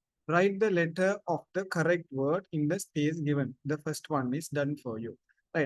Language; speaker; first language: English; non-native, local second language; Tamil